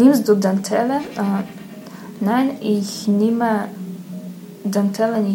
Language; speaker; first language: German; non-native, learner; Russian